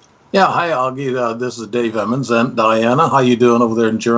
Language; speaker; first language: English; native; English